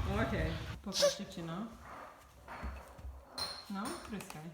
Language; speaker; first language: Polish; non-native, learner; English